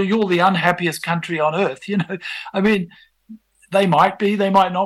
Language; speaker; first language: English; native; English